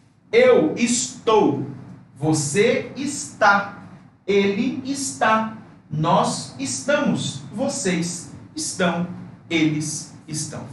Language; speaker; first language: Portuguese; non-native, fluent; Spanish